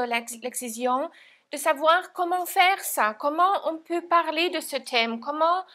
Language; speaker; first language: French; non-native, fluent; German